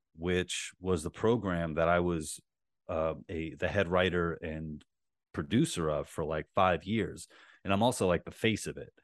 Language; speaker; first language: English; native; English